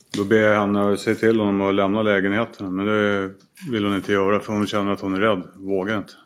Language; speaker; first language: Swedish; native; Swedish